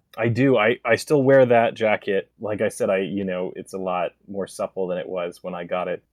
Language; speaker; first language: English; native; English